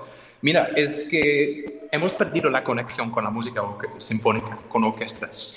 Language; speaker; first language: Spanish; non-native, fluent; English